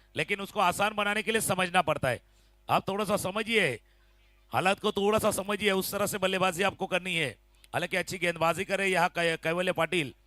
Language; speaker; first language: Hindi; non-native, local second language; Marathi